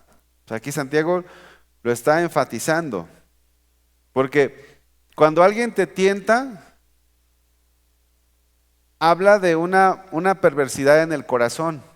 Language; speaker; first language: Spanish; native; Spanish